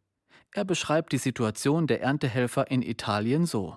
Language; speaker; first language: German; native; German